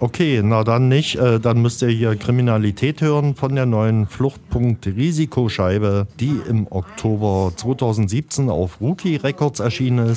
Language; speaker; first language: German; native; German